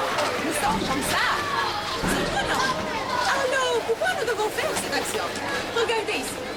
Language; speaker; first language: French; non-native, learner; Albanian